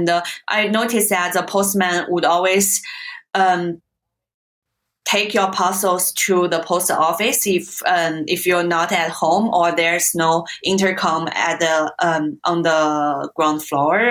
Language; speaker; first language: English; non-native, fluent; Chinese